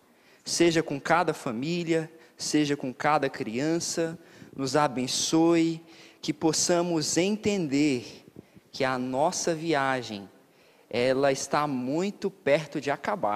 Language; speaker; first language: Portuguese; native; Portuguese